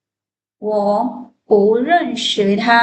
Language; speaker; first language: Chinese; non-native, fluent; Lao